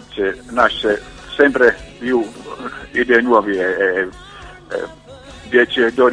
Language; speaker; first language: Italian; non-native, learner; Finnish